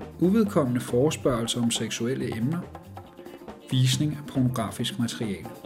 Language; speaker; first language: Danish; native; Danish